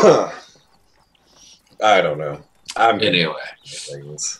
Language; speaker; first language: English; native; English